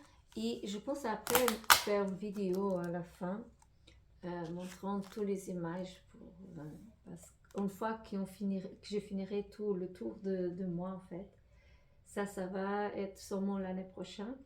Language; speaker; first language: French; non-native, fluent; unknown